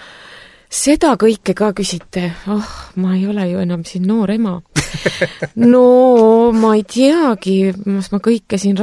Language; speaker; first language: Estonian; native; Estonian